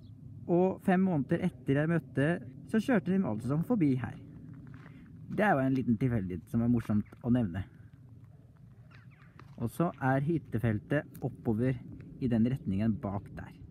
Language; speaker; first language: Norwegian; native; Norwegian